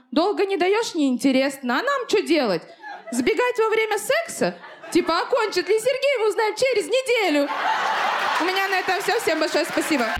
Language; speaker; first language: Russian; native; Russian